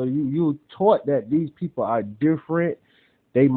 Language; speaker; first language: English; native; English